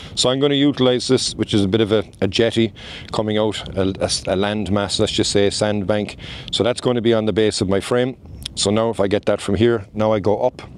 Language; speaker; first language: English; native; English